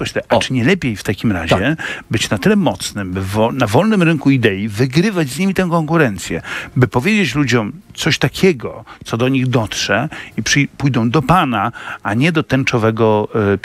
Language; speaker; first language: Polish; native; Polish